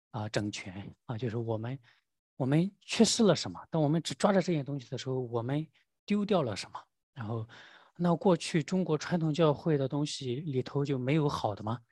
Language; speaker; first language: Chinese; native; Chinese